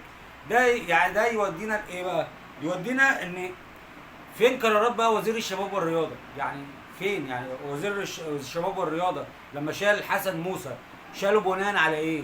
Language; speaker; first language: Arabic; native; Arabic